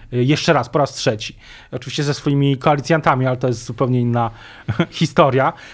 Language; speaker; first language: Polish; native; Polish